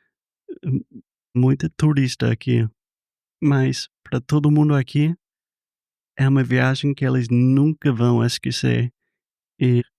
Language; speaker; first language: Portuguese; non-native, fluent; English